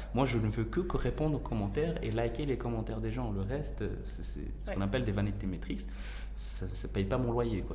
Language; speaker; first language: French; non-native, local second language; Arabic